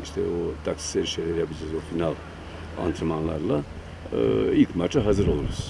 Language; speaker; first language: Turkish; non-native, fluent; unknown